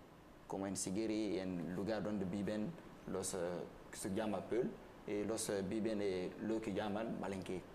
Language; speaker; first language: Spanish; non-native, learner; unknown